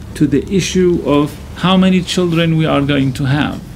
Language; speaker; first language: English; non-native, fluent; Arabic